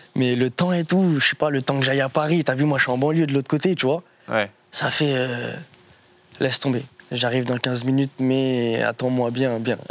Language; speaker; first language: French; native; French